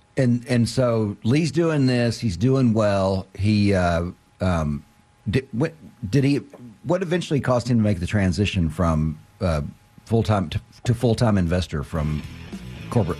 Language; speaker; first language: English; native; English